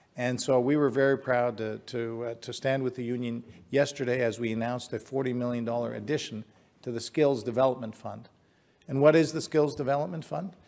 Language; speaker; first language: English; native; English